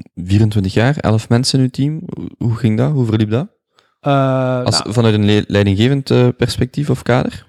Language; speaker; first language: Dutch; native; Dutch